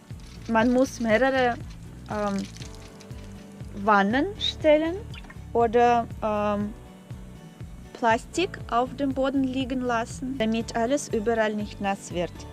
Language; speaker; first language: German; non-native, fluent; Russian